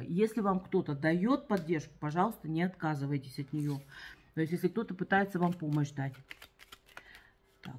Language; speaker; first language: Russian; native; Russian